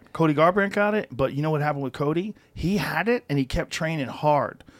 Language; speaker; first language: English; native; English